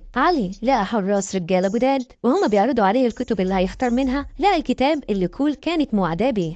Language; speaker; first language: Arabic; native; Arabic